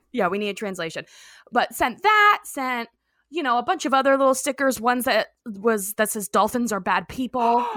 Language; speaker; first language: English; native; English